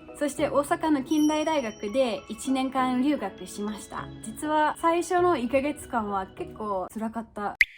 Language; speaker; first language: Japanese; non-native, fluent; German